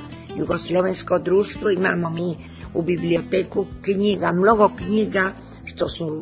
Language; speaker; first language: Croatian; early bilingual, heritage; Serbian